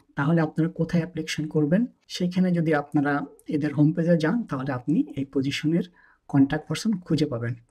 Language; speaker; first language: Bangla; native; Bangla